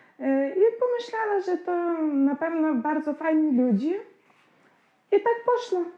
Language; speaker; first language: Polish; non-native, learner; Ukrainian